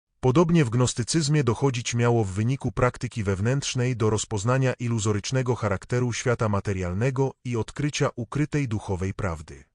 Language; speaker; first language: Polish; native; Polish